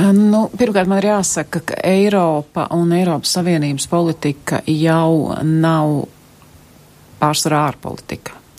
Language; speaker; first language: Latvian; native; Latvian